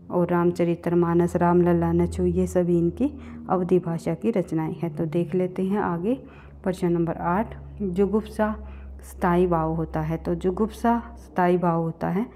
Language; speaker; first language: Hindi; native; Hindi